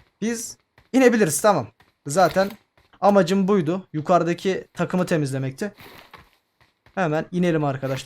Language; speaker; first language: Turkish; native; Turkish